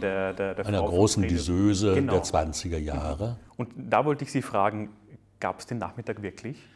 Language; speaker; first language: German; native; German